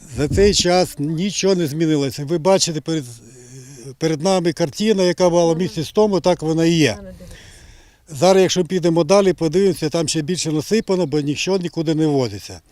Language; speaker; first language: Ukrainian; native; Ukrainian